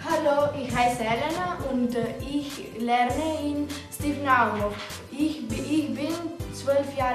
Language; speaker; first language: German; non-native, learner; Macedonian